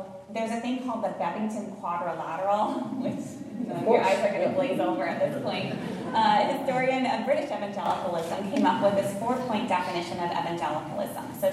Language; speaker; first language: English; native; English